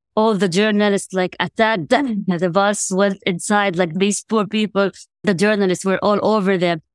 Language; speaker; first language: English; non-native, fluent; Arabic